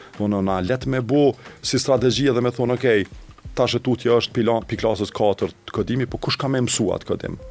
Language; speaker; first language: Albanian; native; Albanian